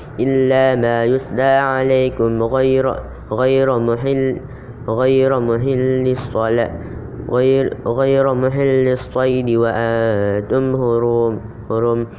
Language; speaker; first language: Arabic; non-native, learner; Indonesian